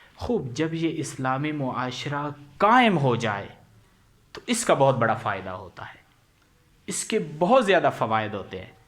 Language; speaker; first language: Urdu; non-native, local second language; Punjabi